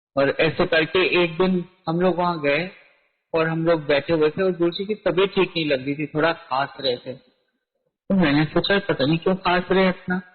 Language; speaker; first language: Hindi; native; Hindi